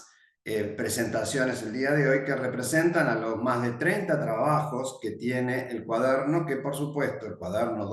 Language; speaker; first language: Spanish; native; Spanish